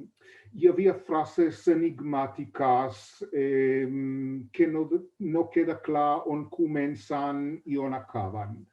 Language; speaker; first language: Catalan; non-native, fluent; Hebrew